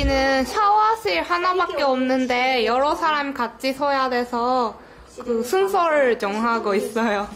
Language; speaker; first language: Korean; non-native, learner; Japanese